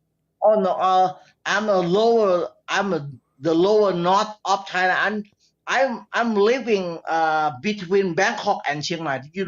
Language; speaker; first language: English; non-native, learner; Thai